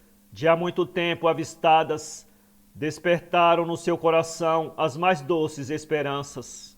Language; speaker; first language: Portuguese; native; Portuguese